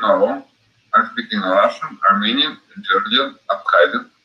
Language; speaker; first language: English; non-native, learner; Russian